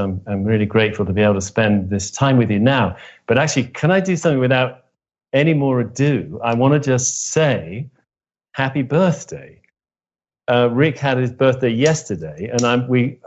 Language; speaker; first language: English; native; English